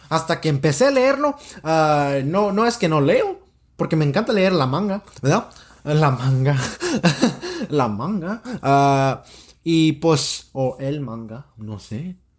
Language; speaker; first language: Spanish; early bilingual, heritage; Spanish